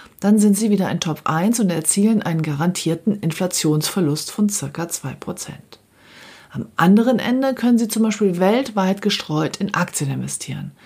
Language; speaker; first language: German; native; German